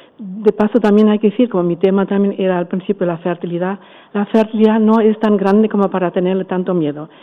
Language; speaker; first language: Spanish; non-native, fluent; German